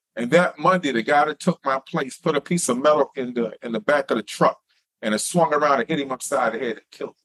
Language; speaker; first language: English; native; English